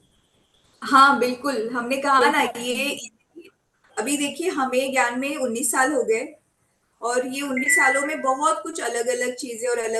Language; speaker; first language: Hindi; native; Hindi